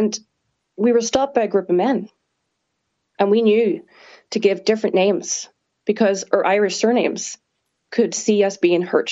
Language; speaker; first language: English; native; English